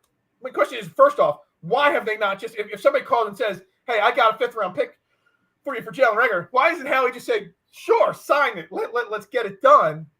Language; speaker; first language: English; native; English